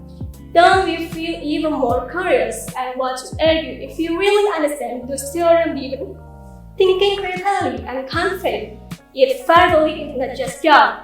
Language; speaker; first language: English; non-native, learner; Indonesian